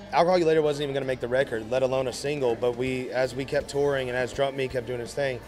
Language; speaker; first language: English; native; English